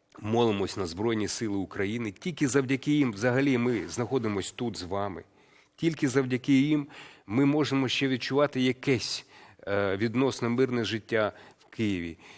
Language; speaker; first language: Ukrainian; native; Ukrainian